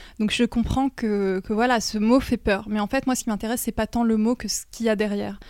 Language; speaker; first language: French; native; French